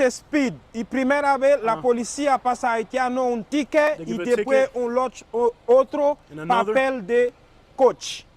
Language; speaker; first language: Spanish; non-native, learner; Haitian Creole